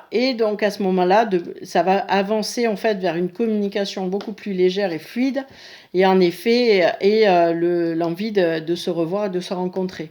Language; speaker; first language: French; native; French